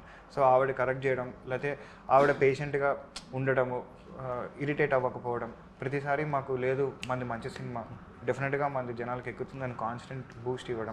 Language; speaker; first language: Telugu; native; Telugu